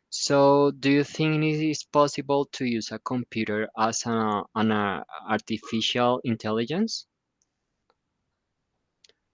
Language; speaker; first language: English; non-native, fluent; Spanish